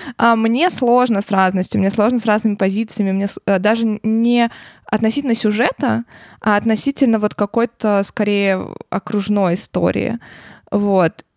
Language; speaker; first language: Russian; native; Russian